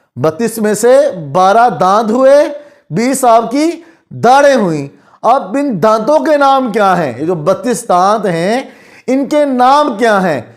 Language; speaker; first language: Urdu; non-native, local second language; Punjabi